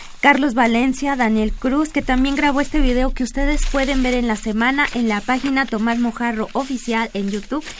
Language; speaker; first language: Spanish; native; Spanish